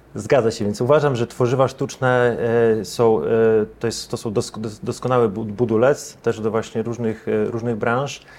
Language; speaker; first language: Polish; native; Polish